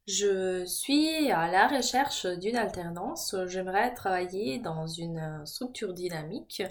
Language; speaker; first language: French; non-native, fluent; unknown